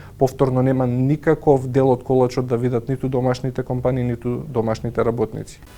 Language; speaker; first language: Macedonian; native; Macedonian